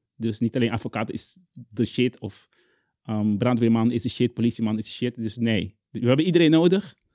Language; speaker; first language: Dutch; non-native, local second language; Papiamento